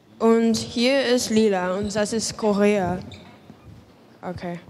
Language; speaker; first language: German; non-native, learner; Cantonese